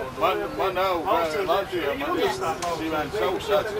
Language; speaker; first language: Latvian; early bilingual, heritage; Latvian